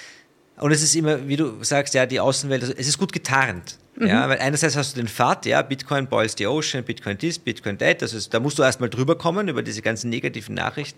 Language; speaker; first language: German; native; German